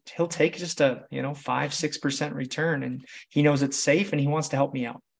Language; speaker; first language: English; native; English